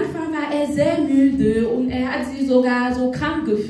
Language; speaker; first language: German; non-native, fluent; French